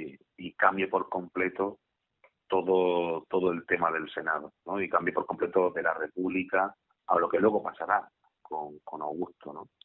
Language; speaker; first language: Spanish; native; Spanish